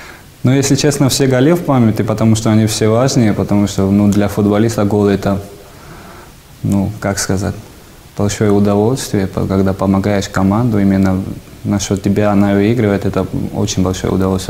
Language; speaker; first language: Russian; non-native, fluent; Georgian